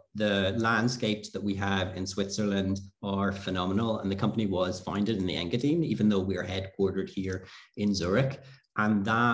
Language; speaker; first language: English; native; English